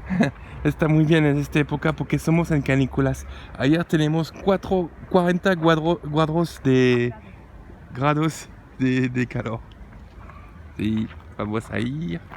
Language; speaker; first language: Spanish; non-native, learner; French